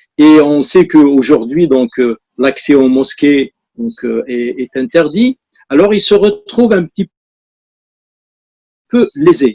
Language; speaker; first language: French; native; French